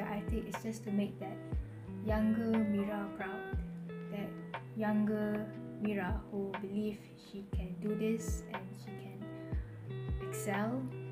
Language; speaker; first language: English; non-native, local second language; Malay